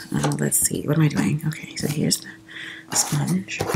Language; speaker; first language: English; native; English